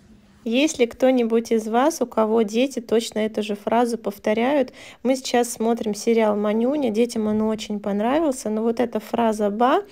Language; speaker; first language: Russian; native; Russian